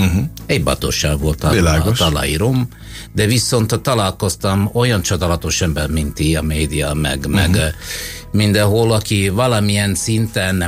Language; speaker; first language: Hungarian; non-native, fluent; Italian